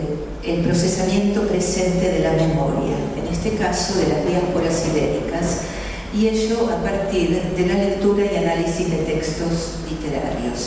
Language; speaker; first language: Spanish; native; Spanish